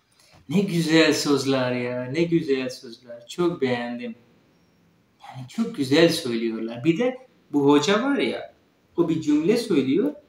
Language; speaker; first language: Turkish; non-native, learner; Urdu